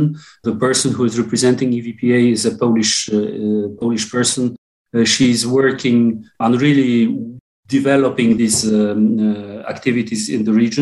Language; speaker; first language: English; non-native, fluent; Polish